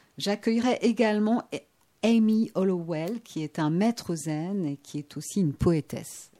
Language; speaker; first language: French; native; French